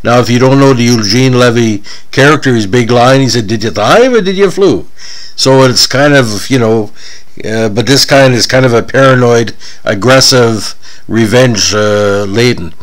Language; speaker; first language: English; native; English